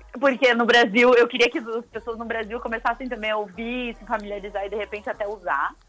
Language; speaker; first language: Portuguese; native; Portuguese